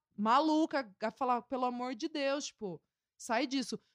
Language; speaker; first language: Portuguese; native; Portuguese